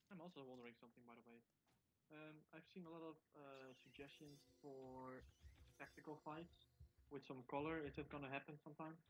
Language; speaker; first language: English; non-native, fluent; Dutch